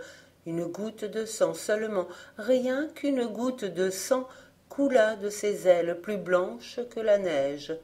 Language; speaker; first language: French; native; French